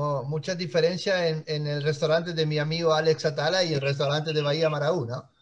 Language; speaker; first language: Spanish; non-native, learner; Portuguese